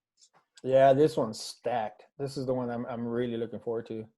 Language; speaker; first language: English; native; English